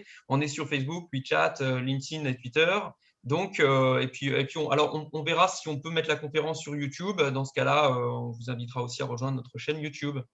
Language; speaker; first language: French; native; French